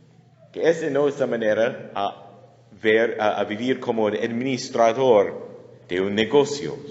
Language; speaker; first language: Spanish; non-native, learner; English